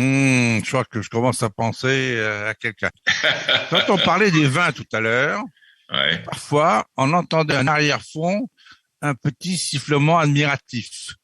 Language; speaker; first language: French; native; French